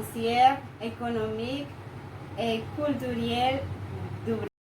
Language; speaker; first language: French; non-native, learner; Spanish